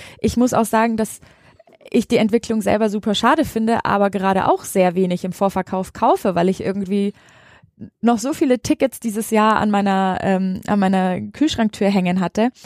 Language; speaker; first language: German; native; German